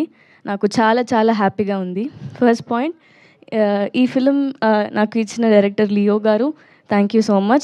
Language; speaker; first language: Telugu; non-native, learner; Tamil